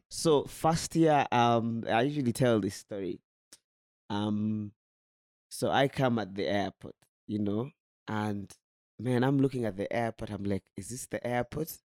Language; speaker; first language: English; non-native, local second language; Ganda